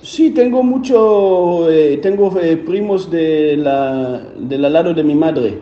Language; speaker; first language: Spanish; non-native, learner; Hebrew